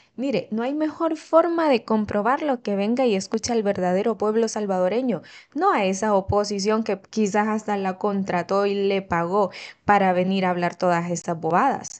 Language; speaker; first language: Spanish; native; Spanish